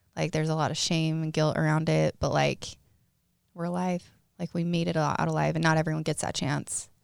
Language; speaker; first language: English; native; English